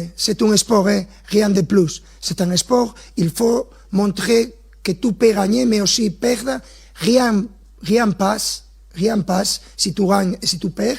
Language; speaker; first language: French; non-native, fluent; Spanish